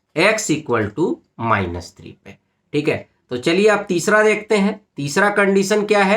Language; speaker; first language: Hindi; native; Hindi